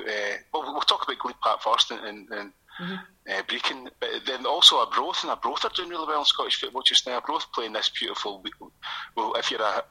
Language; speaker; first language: English; native; English